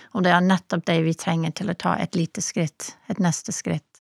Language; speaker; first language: Norwegian; non-native, fluent; English